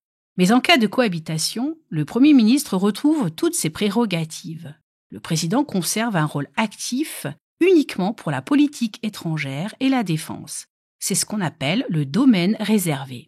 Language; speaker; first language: French; native; French